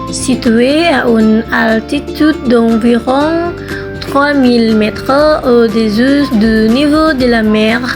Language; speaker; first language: French; non-native, learner; Indonesian